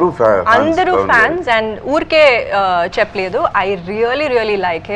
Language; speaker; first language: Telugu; early bilingual, heritage; Kannada